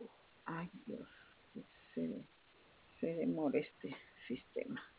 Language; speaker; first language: Spanish; native; Spanish